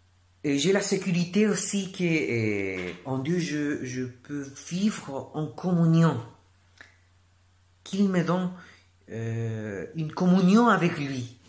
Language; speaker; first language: French; non-native, fluent; Spanish